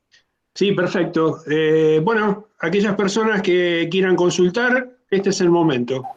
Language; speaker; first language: Spanish; native; Spanish